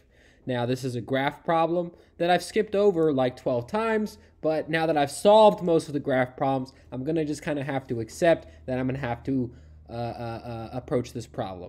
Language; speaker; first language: English; native; English